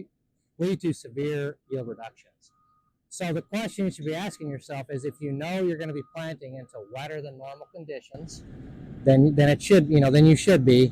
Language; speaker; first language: English; native; English